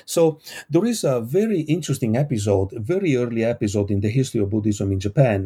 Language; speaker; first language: English; non-native, fluent; Italian